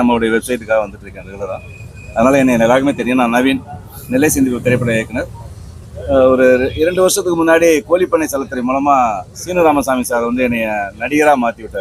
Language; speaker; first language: Tamil; native; Tamil